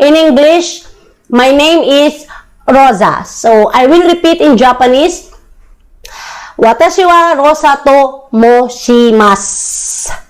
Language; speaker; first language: English; non-native, local second language; Filipino